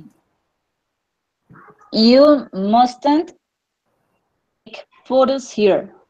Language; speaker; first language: English; non-native, learner; Spanish